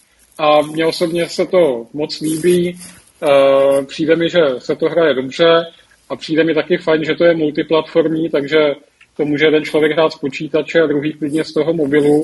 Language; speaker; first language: Czech; native; Czech